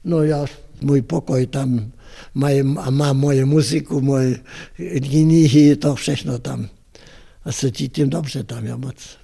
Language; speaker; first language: Czech; non-native, fluent; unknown